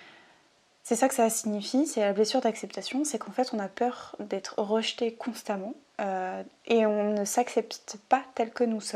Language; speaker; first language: French; native; French